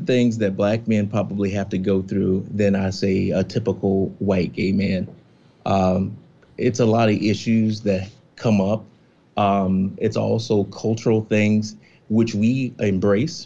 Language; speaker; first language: English; native; English